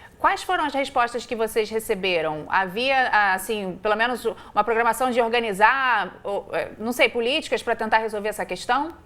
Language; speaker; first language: Portuguese; native; Portuguese